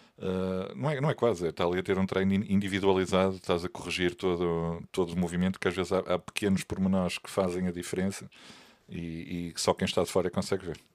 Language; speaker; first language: Portuguese; native; Portuguese